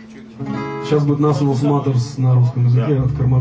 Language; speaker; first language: Russian; native; Russian